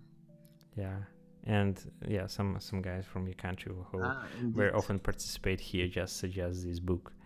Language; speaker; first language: English; non-native, learner; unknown